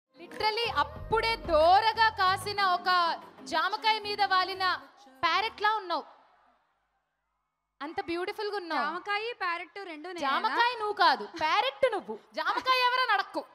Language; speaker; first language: Telugu; native; Telugu